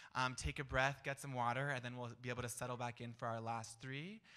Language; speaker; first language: English; native; English